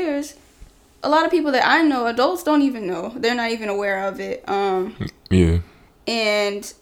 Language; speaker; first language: English; native; English